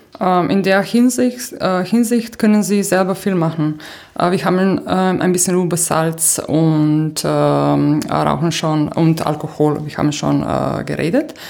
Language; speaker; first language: German; non-native, fluent; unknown